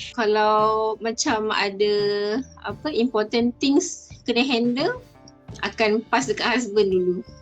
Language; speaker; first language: Malay; native; Malay